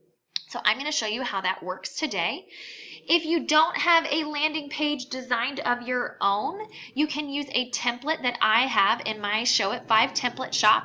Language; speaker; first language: English; native; English